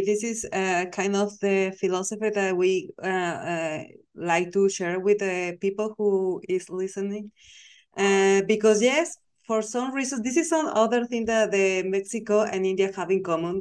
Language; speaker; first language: English; non-native, learner; Spanish